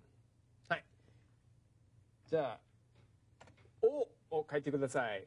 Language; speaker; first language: Japanese; non-native, fluent; English